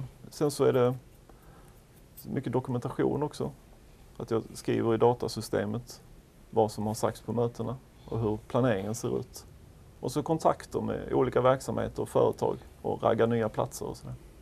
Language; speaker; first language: Swedish; native; Swedish